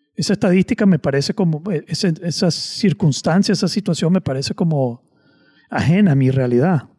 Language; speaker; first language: Spanish; native; Spanish